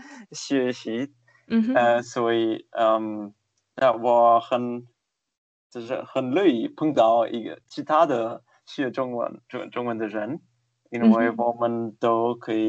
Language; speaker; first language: Chinese; non-native, fluent; German